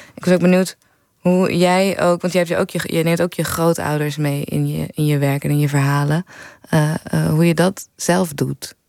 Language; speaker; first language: Dutch; native; Dutch